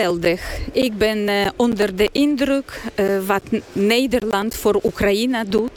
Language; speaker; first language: Dutch; non-native, fluent; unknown